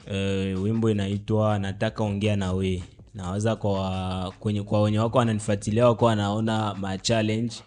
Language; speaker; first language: Swahili; native; Swahili